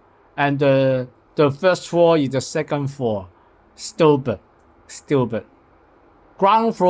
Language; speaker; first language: English; non-native, learner; Cantonese